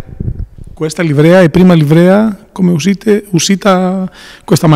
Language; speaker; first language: Italian; non-native, learner; Greek